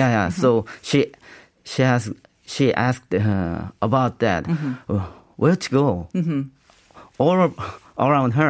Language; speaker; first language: English; non-native, learner; Korean